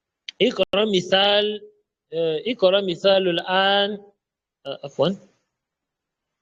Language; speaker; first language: Arabic; non-native, fluent; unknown